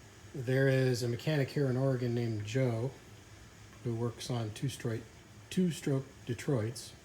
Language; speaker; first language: English; native; English